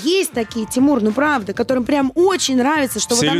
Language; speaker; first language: Russian; native; Russian